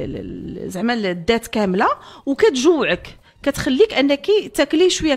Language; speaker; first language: Arabic; native; Arabic